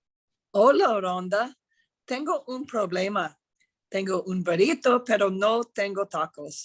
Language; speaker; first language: Spanish; non-native, learner; English